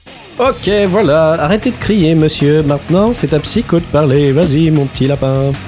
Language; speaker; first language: French; native; French